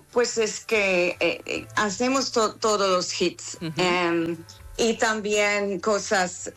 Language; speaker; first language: Spanish; non-native, learner; English